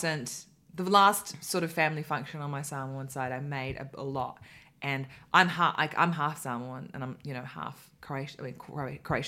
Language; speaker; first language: English; native; English